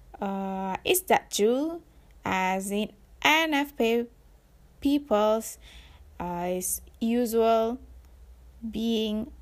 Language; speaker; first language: English; non-native, learner; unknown